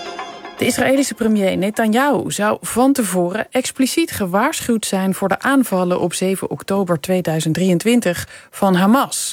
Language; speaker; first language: Dutch; native; Dutch